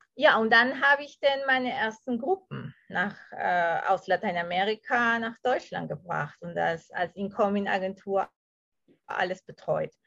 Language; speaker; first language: German; non-native, fluent; Spanish